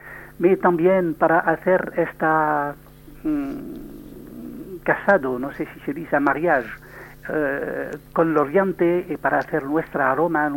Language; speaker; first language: Spanish; non-native, learner; French